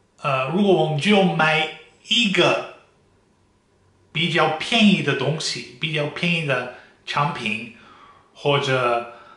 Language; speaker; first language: Chinese; non-native, fluent; Dutch